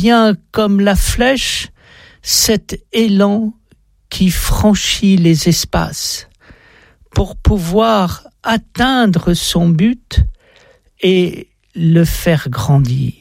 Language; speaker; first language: French; native; French